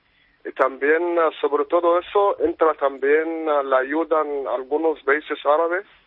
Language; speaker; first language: Spanish; non-native, fluent; Arabic